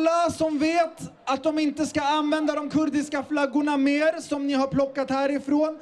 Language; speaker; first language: Swedish; early bilingual, other home language; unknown